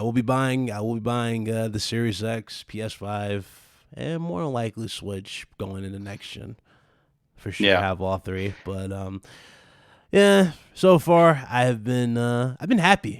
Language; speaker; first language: English; native; English